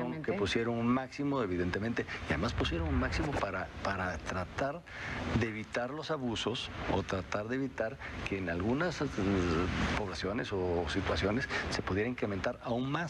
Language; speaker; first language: Spanish; native; Spanish